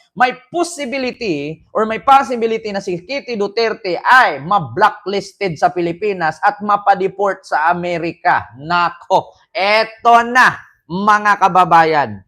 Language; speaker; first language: Filipino; native; Filipino